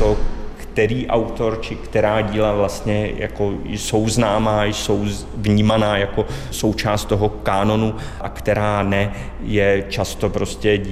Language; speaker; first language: Czech; native; Czech